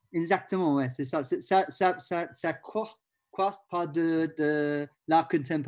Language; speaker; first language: French; non-native, learner; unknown